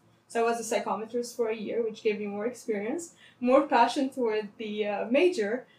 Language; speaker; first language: English; non-native, fluent; Arabic